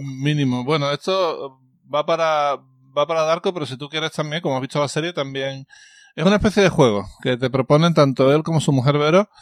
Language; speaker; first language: Spanish; native; Spanish